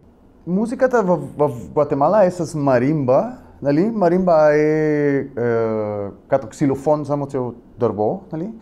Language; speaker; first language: Bulgarian; non-native, learner; Spanish